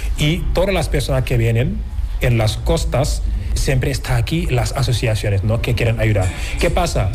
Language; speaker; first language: Spanish; non-native, fluent; Wolof